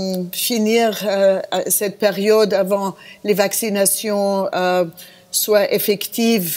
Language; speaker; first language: French; non-native, fluent; German